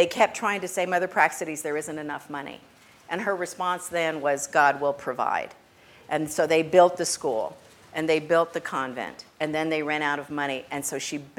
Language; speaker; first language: English; native; English